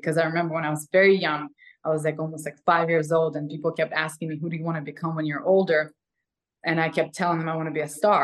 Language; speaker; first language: English; non-native, fluent; Ukrainian